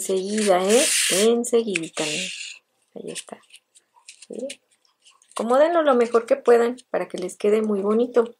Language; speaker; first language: Spanish; native; Spanish